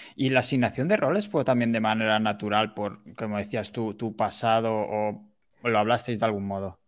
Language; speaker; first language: Spanish; native; Spanish